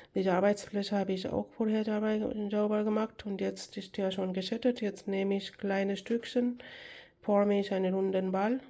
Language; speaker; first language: German; non-native, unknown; Bangla